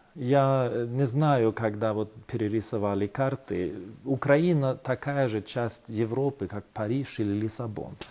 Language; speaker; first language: Russian; non-native, fluent; Swedish